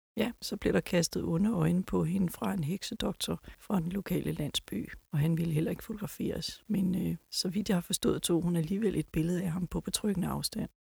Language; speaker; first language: Danish; native; Danish